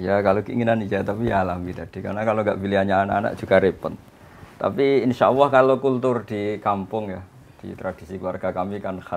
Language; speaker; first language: Indonesian; native; Indonesian